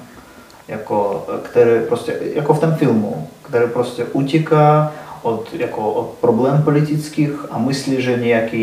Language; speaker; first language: Czech; non-native, learner; Russian